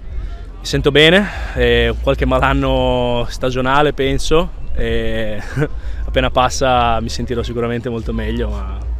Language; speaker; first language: Italian; native; Italian